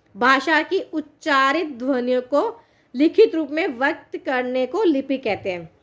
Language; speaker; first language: Hindi; native; Hindi